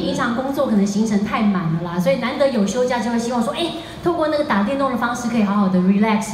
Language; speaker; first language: Chinese; native; Chinese